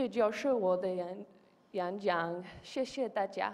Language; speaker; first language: Chinese; non-native, learner; Polish